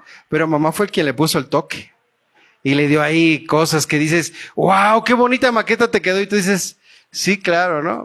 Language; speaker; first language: Spanish; native; Spanish